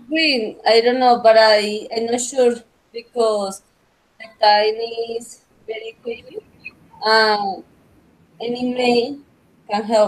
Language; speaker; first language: English; non-native, learner; Spanish